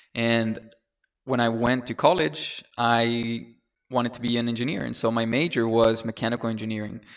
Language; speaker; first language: English; early bilingual, other home language; Spanish